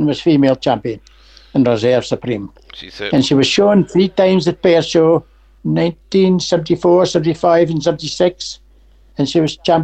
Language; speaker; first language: English; native; English